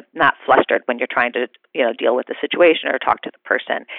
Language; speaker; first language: English; native; English